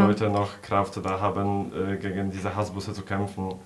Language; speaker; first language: German; non-native, fluent; Polish